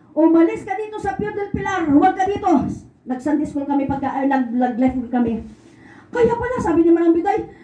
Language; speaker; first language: Filipino; non-native, local second language; Iloko